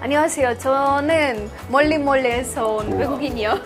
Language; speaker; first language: Korean; non-native, fluent; Ukrainian